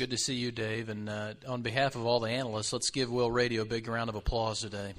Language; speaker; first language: English; native; English